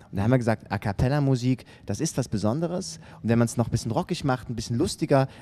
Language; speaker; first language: German; native; German